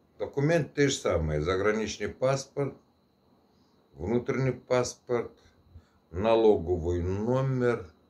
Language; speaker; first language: Russian; non-native, local second language; Turkmen